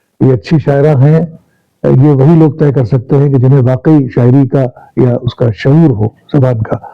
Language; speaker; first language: Urdu; native; Urdu